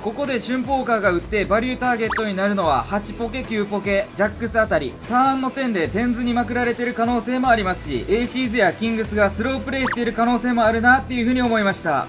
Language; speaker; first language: Japanese; native; Japanese